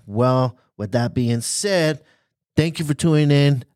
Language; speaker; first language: English; native; English